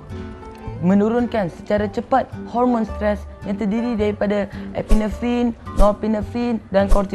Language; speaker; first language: Malay; native; Malay